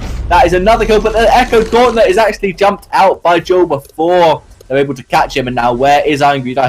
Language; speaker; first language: English; native; English